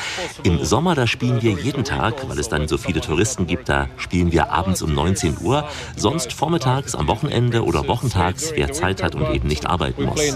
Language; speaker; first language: German; native; German